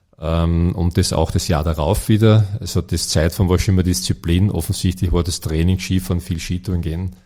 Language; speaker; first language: German; native; German